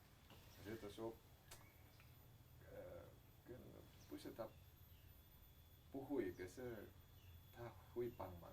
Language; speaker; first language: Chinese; non-native, learner; Indonesian